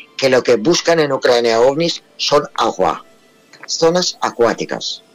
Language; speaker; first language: Spanish; non-native, fluent; Russian